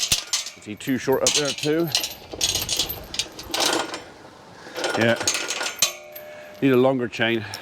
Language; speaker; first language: English; native; English